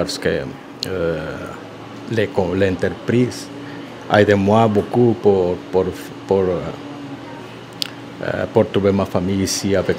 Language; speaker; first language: French; non-native, learner; Spanish